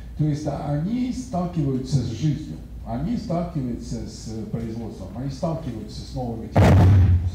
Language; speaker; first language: Russian; non-native, fluent; French